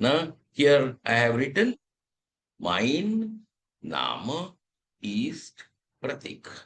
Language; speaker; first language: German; non-native, fluent; Telugu